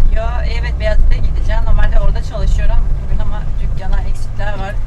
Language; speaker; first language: Turkish; native; Turkish